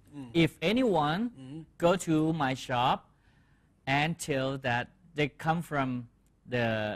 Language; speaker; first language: English; non-native, fluent; Thai